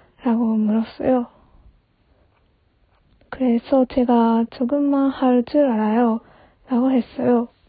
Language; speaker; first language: Korean; non-native, learner; Japanese